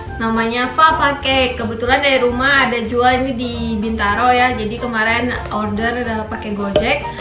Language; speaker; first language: Indonesian; native; Indonesian